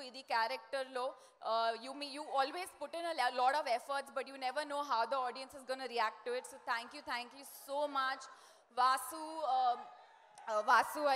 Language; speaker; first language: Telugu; non-native, learner; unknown